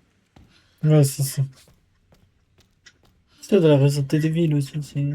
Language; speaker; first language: French; native; French